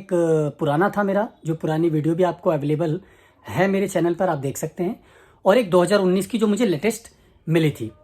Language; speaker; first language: Hindi; native; Hindi